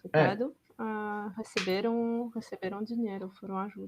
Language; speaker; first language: Portuguese; non-native, fluent; French